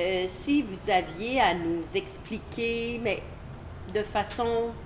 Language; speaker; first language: French; native; French